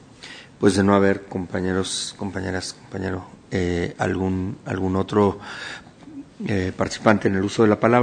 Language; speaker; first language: Spanish; native; Spanish